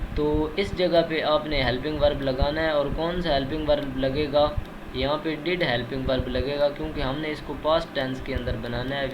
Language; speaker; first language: Urdu; native; Urdu